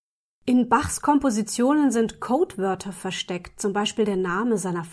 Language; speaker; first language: German; native; German